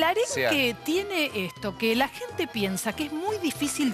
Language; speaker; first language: Spanish; native; Spanish